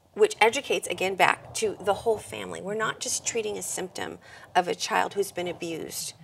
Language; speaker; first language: English; native; English